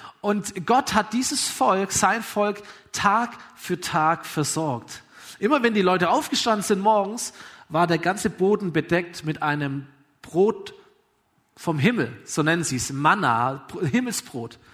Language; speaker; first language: German; native; German